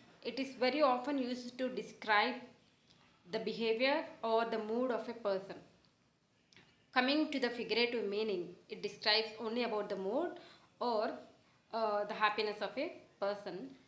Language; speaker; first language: English; non-native, local second language; Telugu